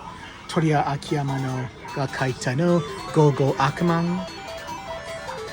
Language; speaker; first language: Japanese; non-native, fluent; English